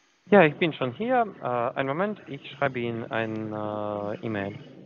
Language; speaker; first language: German; non-native, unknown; Russian